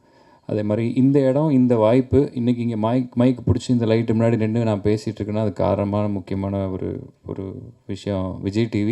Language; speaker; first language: Tamil; native; Tamil